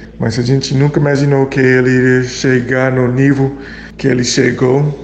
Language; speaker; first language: Portuguese; non-native, fluent; English